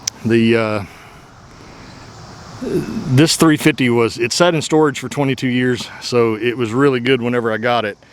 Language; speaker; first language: English; native; English